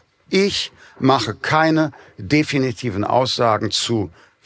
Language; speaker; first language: German; native; German